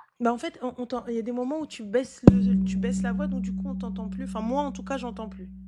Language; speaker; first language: French; native; French